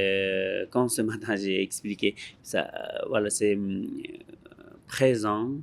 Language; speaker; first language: French; non-native, learner; Tibetan